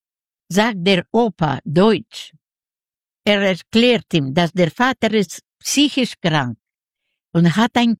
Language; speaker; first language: German; non-native, learner; Ukrainian